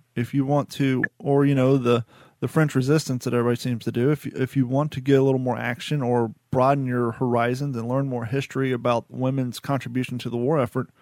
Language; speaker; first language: English; native; English